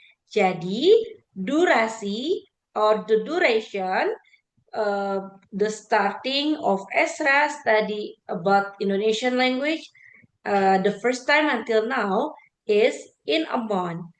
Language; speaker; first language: English; non-native, fluent; Indonesian